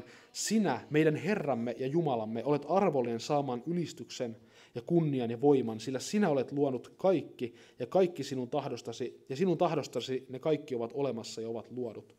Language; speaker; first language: Finnish; native; Finnish